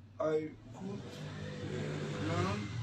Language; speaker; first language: English; non-native, learner; Turkish